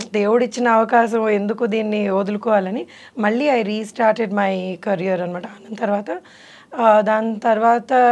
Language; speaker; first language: Telugu; native; Telugu